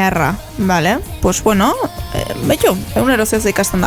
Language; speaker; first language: Basque; native; Basque